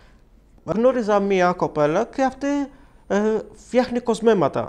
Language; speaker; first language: Greek; non-native, learner; Arabic